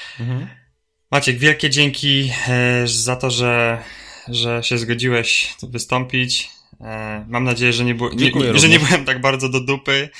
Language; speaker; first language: Polish; native; Polish